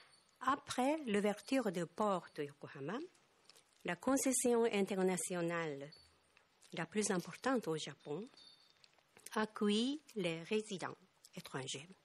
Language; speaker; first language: French; non-native, fluent; Japanese